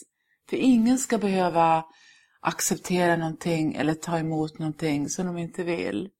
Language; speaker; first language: Swedish; early bilingual, other home language; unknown